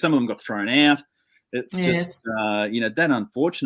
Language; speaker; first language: English; native; English